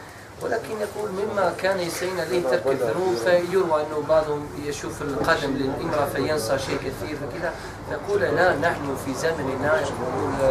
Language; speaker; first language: Arabic; non-native, fluent; Bosnian